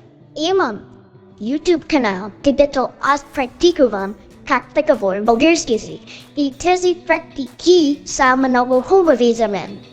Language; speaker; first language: Bulgarian; non-native, learner; Chinese